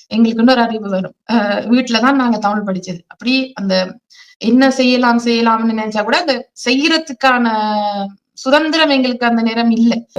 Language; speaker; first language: Tamil; early bilingual, heritage; Tamil